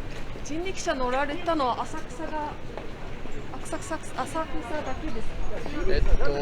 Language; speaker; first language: Japanese; native; Japanese